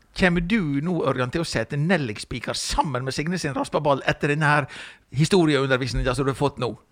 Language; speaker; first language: Norwegian; native; Norwegian